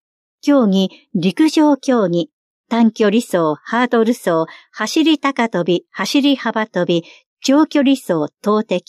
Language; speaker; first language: Japanese; native; Japanese